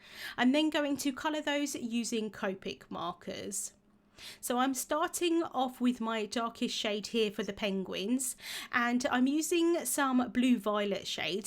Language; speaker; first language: English; native; English